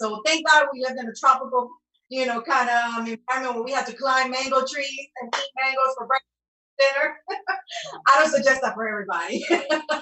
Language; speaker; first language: English; non-native, fluent; Spanish